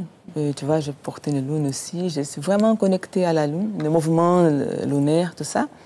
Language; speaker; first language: French; non-native, fluent; Portuguese